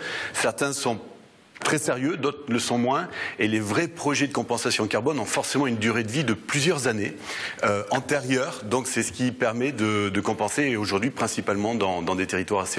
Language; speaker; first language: French; native; French